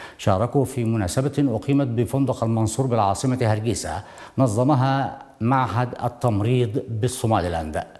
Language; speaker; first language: Arabic; non-native, local second language; Somali